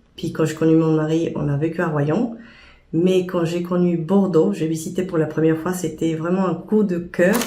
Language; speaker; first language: French; non-native, fluent; Spanish